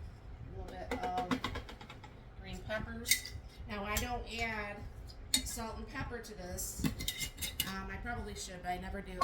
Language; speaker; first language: English; native; English